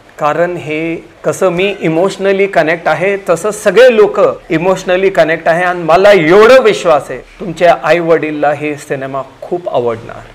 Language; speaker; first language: Marathi; non-native, local second language; Punjabi